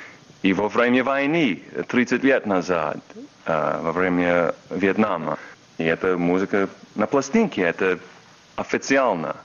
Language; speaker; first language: Russian; non-native, learner; English